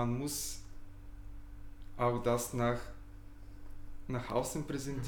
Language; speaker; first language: German; non-native, fluent; Bulgarian